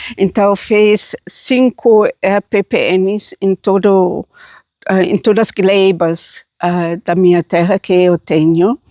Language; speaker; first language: Portuguese; non-native, fluent; German